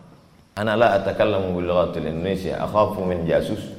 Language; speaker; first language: Arabic; non-native, fluent; Indonesian